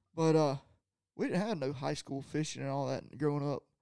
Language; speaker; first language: English; native; English